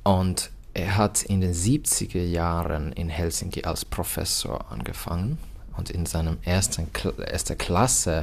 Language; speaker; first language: German; non-native, fluent; Finnish